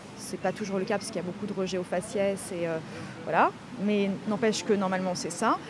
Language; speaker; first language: French; native; French